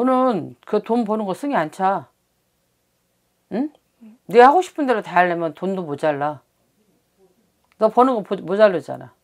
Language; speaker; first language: Korean; native; Korean